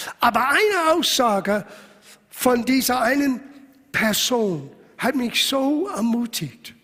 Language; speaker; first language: German; non-native, fluent; English